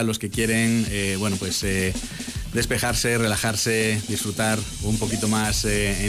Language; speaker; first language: Spanish; native; Spanish